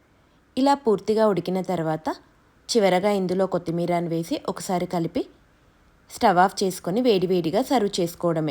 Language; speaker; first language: Telugu; native; Telugu